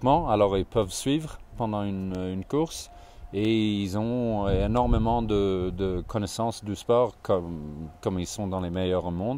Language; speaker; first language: French; non-native, fluent; Swedish